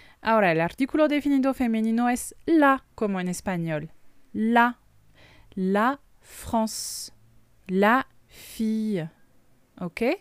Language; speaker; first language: Spanish; non-native, fluent; French